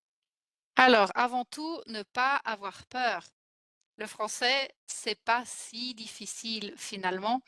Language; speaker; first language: French; non-native, fluent; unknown